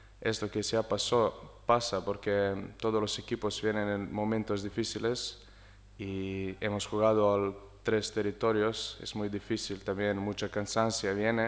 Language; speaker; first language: Spanish; non-native, learner; Slovenian